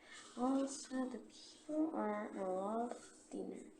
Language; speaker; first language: English; non-native, learner; Korean